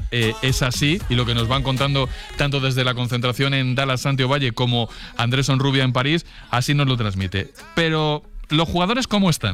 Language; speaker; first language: Spanish; native; Spanish